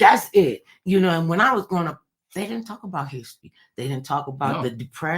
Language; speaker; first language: English; native; English